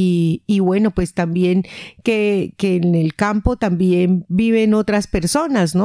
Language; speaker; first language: Spanish; native; Spanish